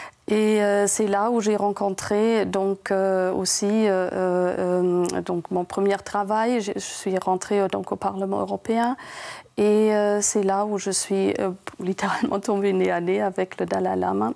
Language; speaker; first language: French; non-native, fluent; German